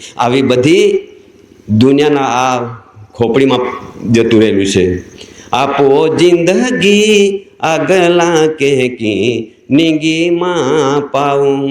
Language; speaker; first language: Gujarati; non-native, local second language; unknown